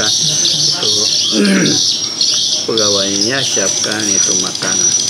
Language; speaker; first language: Indonesian; non-native, learner; Korean